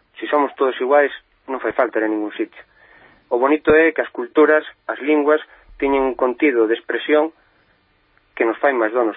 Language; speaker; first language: Galician; non-native, local second language; Spanish